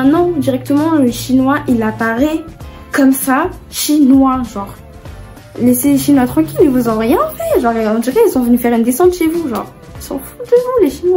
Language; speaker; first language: French; native; French